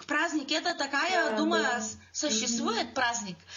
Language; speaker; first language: Russian; non-native, learner; Bulgarian